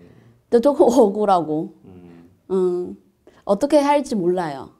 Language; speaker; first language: Korean; non-native, learner; Chinese